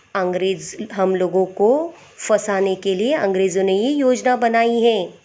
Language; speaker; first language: Hindi; non-native, local second language; Marathi